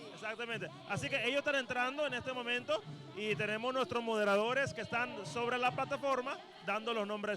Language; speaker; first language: Spanish; native; Spanish